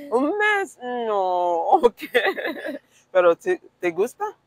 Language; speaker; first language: Spanish; non-native, learner; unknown